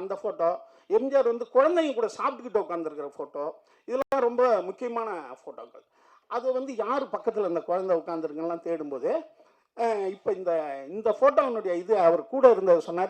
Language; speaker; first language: Tamil; native; Tamil